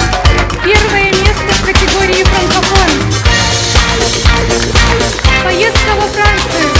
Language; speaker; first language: Russian; native; Russian